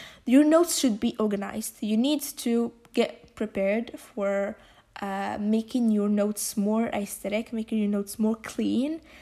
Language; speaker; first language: English; non-native, fluent; Arabic